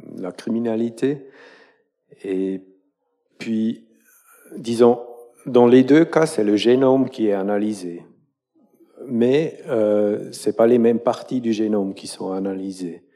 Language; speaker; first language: French; non-native, local second language; German